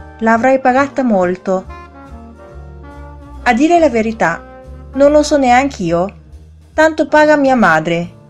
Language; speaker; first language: Italian; non-native, fluent; Chinese